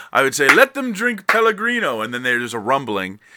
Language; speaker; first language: English; early bilingual, other home language; Italian